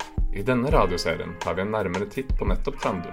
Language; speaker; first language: Norwegian; native; Norwegian